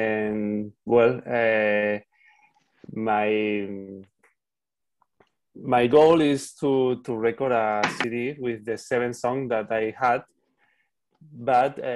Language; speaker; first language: English; non-native, learner; Spanish